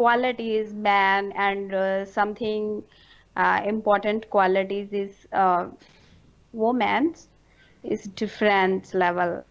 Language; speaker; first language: English; non-native, learner; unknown